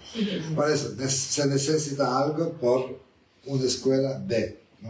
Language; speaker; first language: Spanish; non-native, learner; Italian